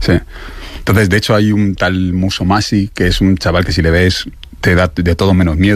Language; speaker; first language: Spanish; native; Spanish